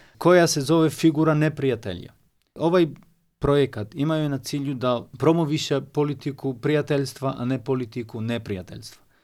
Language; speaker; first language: Serbian; non-native, fluent; Albanian